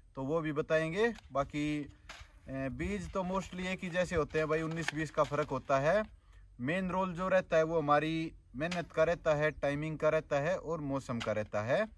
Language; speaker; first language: Hindi; native; Hindi